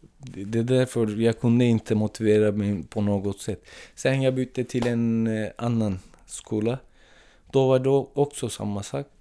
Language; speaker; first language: Swedish; non-native, fluent; Turkish